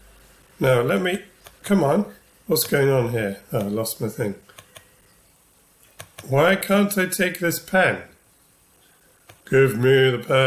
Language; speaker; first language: English; native; English